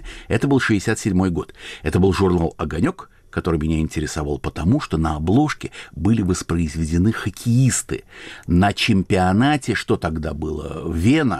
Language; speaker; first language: Russian; native; Russian